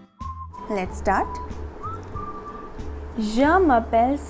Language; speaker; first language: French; non-native, fluent; Hindi